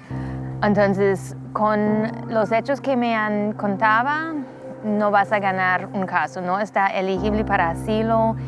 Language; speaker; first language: Spanish; non-native, fluent; English